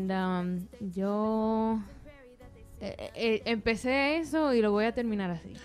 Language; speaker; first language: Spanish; early bilingual, heritage; Spanish